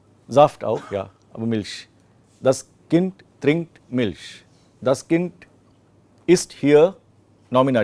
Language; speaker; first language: German; non-native, fluent; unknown